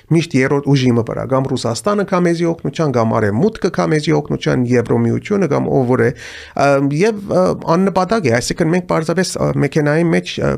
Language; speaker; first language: Armenian; early bilingual, heritage; Armenian